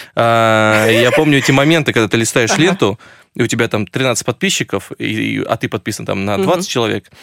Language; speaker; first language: Russian; native; Russian